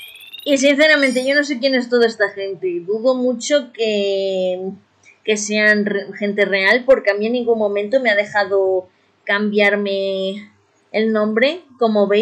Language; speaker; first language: Spanish; native; Spanish